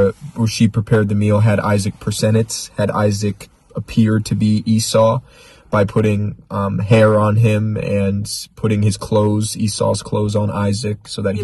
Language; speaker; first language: English; native; English